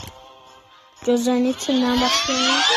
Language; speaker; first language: Turkish; non-native, learner; Azerbaijani